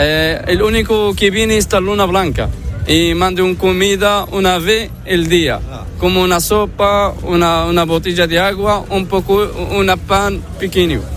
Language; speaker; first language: Spanish; non-native, learner; Arabic